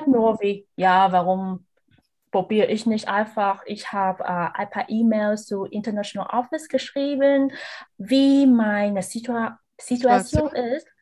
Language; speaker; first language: German; non-native, learner; Vietnamese